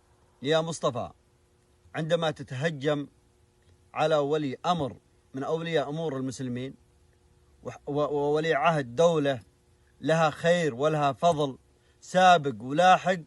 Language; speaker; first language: Arabic; native; Arabic